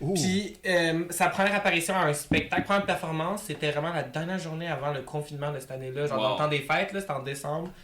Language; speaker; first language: French; native; French